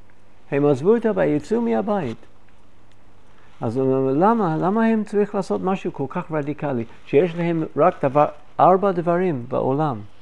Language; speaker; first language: Hebrew; non-native, fluent; English